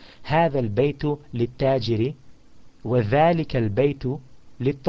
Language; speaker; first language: Arabic; non-native, fluent; English